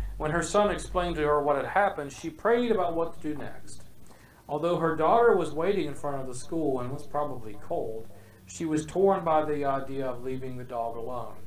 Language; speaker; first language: English; native; English